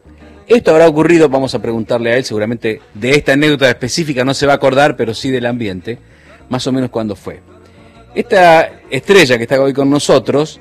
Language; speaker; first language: Spanish; native; Spanish